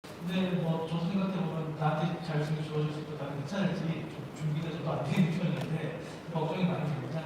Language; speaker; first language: Korean; native; Korean